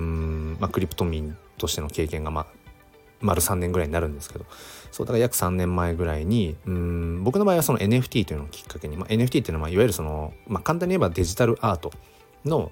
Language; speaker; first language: Japanese; native; Japanese